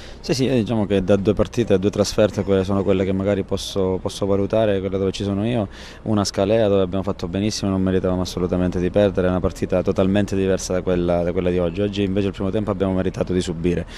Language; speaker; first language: Italian; native; Italian